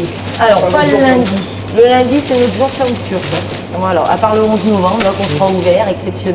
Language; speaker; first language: French; native; French